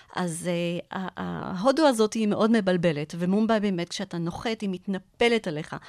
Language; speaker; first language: Hebrew; non-native, fluent; Arabic